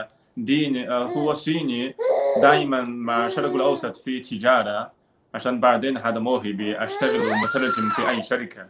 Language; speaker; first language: Arabic; non-native, learner; Chinese